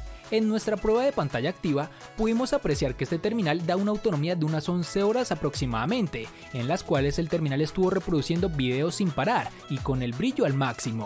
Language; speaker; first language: Spanish; native; Spanish